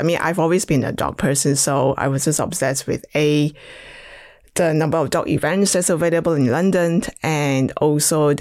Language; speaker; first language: English; non-native, local second language; Chinese